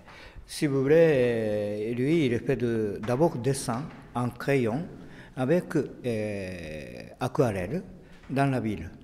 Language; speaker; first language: French; non-native, fluent; Japanese